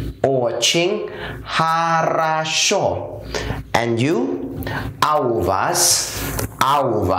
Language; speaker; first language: Russian; non-native, learner; English